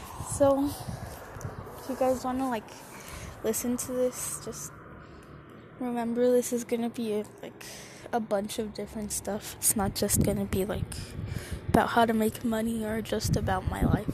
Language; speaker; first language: English; early bilingual, other home language; Spanish